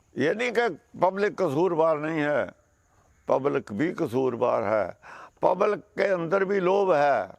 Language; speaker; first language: Hindi; non-native, local second language; Punjabi